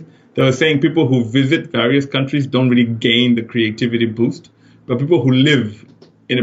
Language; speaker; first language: English; non-native, local second language; Shona